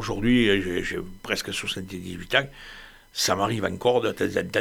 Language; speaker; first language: French; native; French